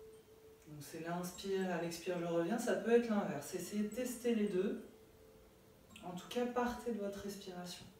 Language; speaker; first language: French; native; French